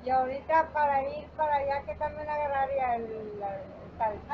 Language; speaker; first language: Spanish; native; Spanish